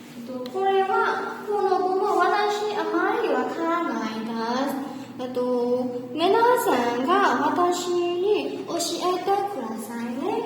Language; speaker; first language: Japanese; non-native, learner; Burmese